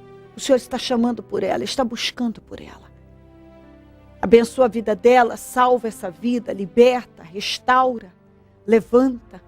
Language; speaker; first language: Portuguese; native; Portuguese